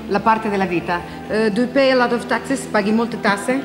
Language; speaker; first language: Italian; native; Italian